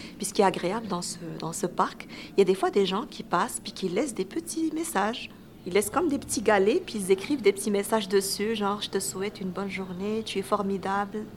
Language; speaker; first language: French; non-native, local second language; Arabic